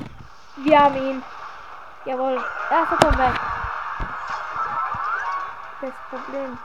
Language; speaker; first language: German; early bilingual, other home language; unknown